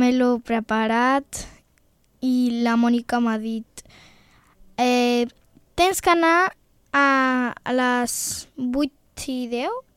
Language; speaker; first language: Catalan; early bilingual, other home language; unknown